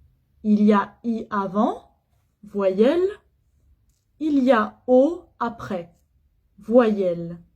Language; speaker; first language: French; non-native, fluent; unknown